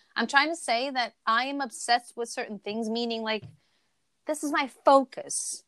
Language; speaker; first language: English; non-native, fluent; Portuguese